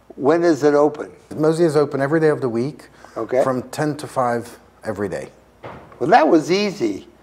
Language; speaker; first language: English; native; English